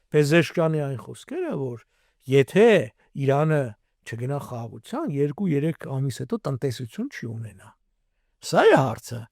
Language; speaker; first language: Armenian; native; Armenian